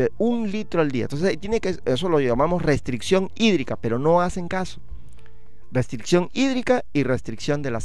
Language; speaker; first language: Spanish; native; Spanish